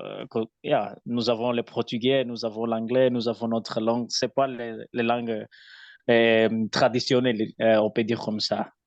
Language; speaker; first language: French; non-native, learner; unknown